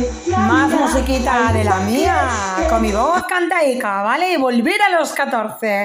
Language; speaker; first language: Spanish; native; Spanish